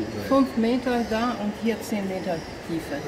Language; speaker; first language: German; non-native, fluent; Bosnian